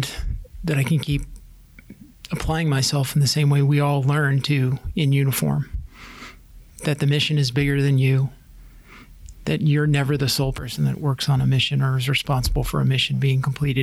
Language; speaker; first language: English; native; English